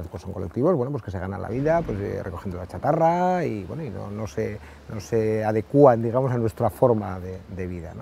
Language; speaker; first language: Spanish; native; Spanish